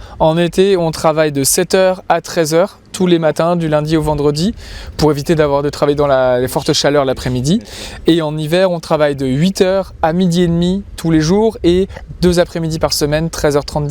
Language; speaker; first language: French; native; French